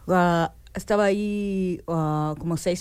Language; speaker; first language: Spanish; non-native, learner; English